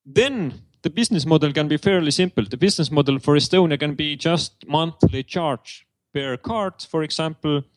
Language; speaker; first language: English; non-native, fluent; Estonian